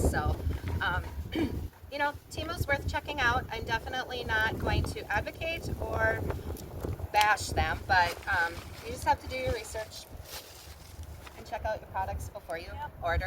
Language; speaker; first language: English; native; English